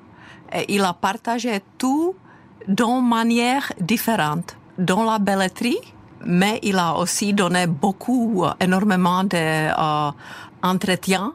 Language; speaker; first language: French; non-native, fluent; Czech